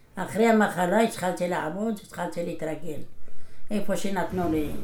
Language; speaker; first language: Hebrew; non-native, fluent; Arabic